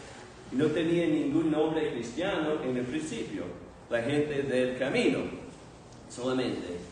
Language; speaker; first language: Spanish; non-native, fluent; English